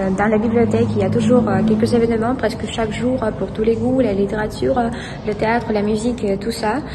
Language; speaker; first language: French; non-native, fluent; Russian